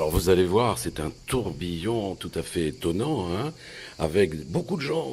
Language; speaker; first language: French; native; French